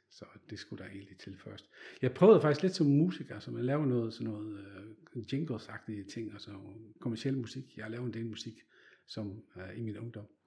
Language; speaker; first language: Danish; non-native, fluent; Dutch